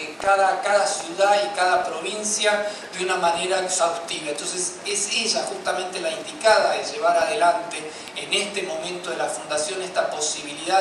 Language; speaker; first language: Spanish; native; Spanish